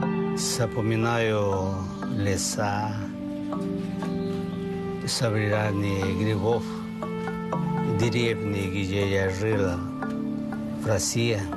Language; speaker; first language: Russian; non-native, fluent; Chinese